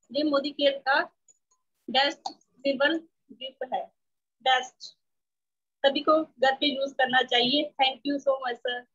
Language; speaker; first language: Hindi; native; Hindi